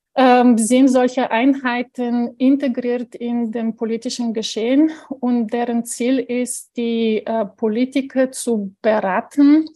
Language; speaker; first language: German; non-native, fluent; Bulgarian